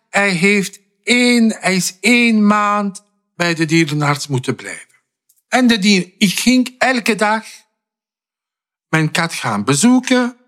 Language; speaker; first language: Dutch; non-native, fluent; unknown